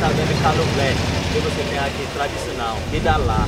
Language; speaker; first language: Portuguese; non-native, learner; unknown